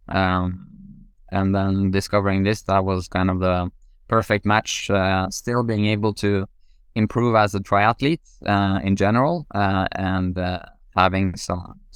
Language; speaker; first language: English; non-native, fluent; Norwegian